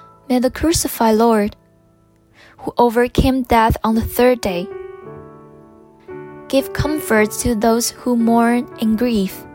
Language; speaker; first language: English; non-native, fluent; Chinese